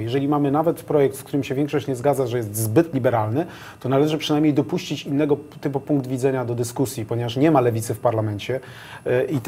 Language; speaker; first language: Polish; native; Polish